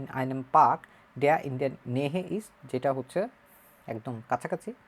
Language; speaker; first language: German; non-native, fluent; Bangla